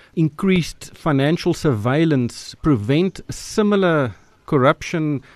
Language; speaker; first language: English; non-native, local second language; Afrikaans